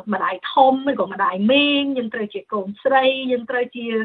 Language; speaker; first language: Khmer; early bilingual, heritage; Khmer